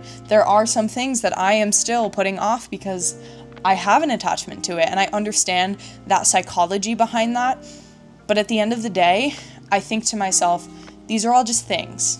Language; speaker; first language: English; native; English